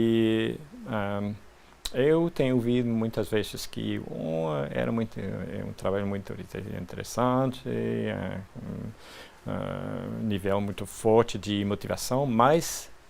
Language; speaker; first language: Portuguese; non-native, fluent; French